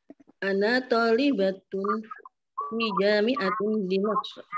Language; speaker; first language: Arabic; non-native, learner; Indonesian